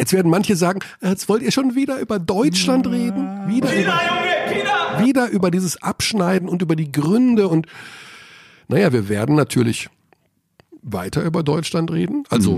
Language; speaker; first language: German; native; German